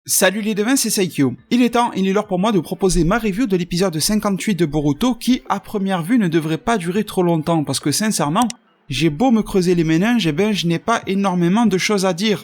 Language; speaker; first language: French; native; French